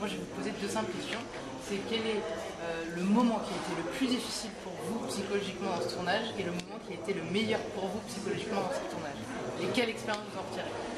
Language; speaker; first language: French; native; French